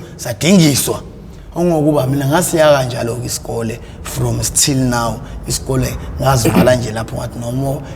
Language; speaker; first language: Zulu; native; Zulu